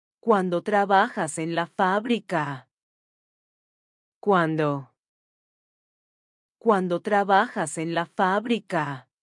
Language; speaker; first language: Spanish; non-native, learner; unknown